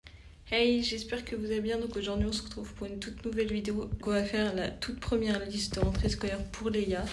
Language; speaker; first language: French; native; French